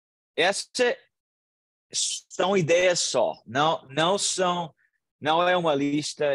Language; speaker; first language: Portuguese; non-native, learner; English